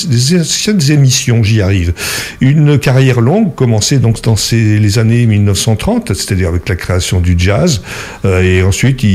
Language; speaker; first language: French; native; French